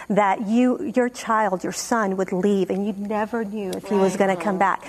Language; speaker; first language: English; non-native, fluent; Spanish